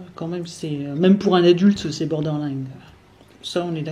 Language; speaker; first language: French; native; French